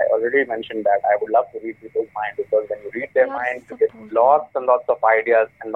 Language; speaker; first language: English; non-native, local second language; Hindi